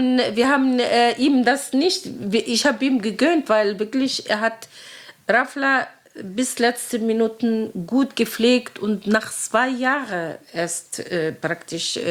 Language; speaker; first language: German; non-native, fluent; Arabic